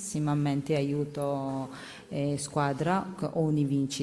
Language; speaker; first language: Italian; non-native, learner; Georgian